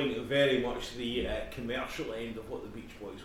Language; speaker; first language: English; native; English